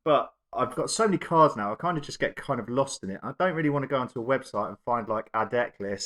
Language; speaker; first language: English; native; English